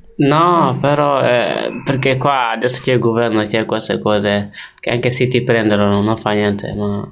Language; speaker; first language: Italian; non-native, learner; Fula